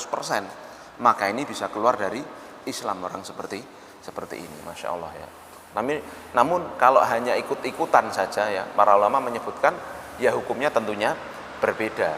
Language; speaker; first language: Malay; non-native, local second language; Javanese